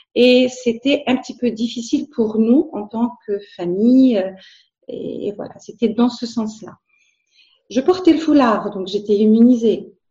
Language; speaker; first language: French; non-native, local second language; Arabic